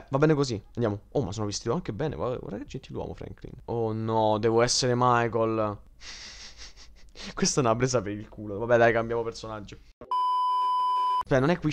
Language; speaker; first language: Italian; native; Italian